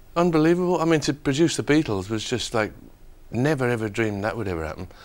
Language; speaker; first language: English; native; English